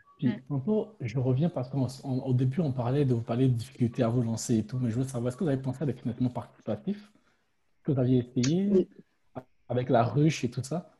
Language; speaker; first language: French; native; French